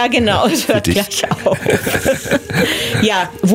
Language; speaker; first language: German; native; German